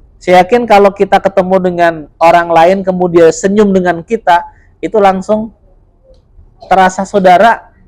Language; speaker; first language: Indonesian; non-native, local second language; Javanese